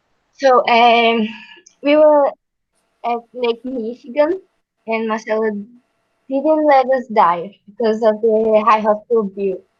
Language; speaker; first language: English; non-native, learner; Portuguese